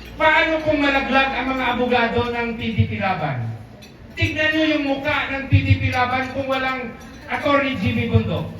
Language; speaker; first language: Filipino; non-native, local second language; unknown